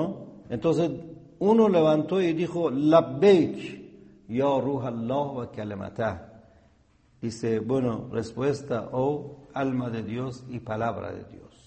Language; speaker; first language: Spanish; non-native, fluent; Persian